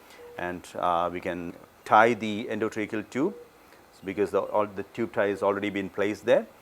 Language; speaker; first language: English; non-native, local second language; Malayalam